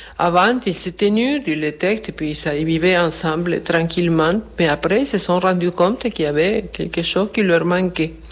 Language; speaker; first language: French; non-native, fluent; Spanish